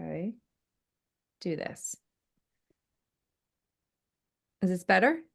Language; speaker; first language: English; native; English